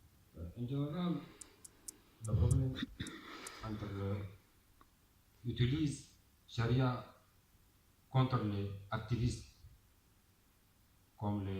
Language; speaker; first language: French; non-native, learner; Arabic